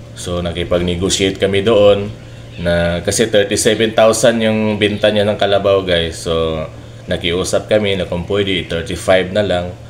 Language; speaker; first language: Filipino; non-native, local second language; Cebuano